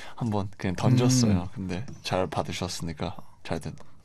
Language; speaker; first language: Korean; non-native, fluent; English